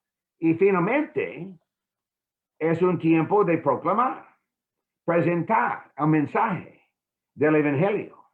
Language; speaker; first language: Spanish; non-native, fluent; English